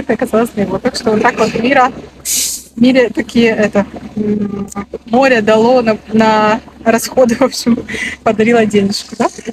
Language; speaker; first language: Russian; native; Russian